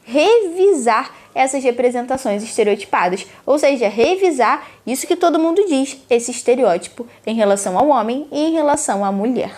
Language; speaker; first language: Portuguese; native; Portuguese